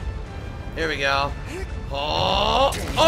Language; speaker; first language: English; native; English